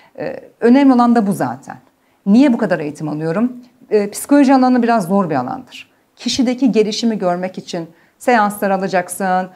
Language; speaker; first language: Turkish; early bilingual, heritage; Turkish